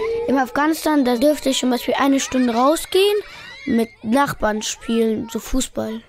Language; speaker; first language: German; early bilingual, other home language; Pashto